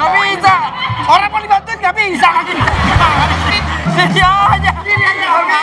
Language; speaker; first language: Indonesian; native; Indonesian